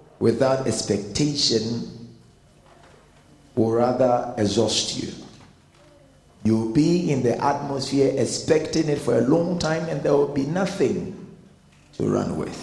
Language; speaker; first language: English; non-native, local second language; Akan